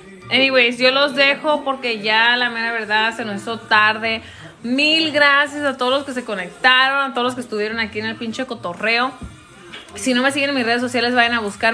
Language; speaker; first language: Spanish; native; Spanish